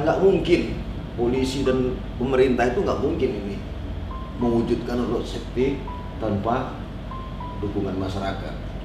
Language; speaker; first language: Indonesian; native; Indonesian